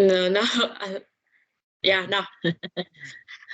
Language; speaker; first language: English; non-native, learner; Vietnamese